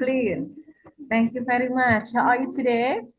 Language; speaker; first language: English; non-native, fluent; Indonesian